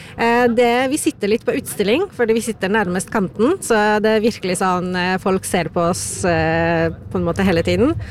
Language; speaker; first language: Norwegian; non-native, fluent; Polish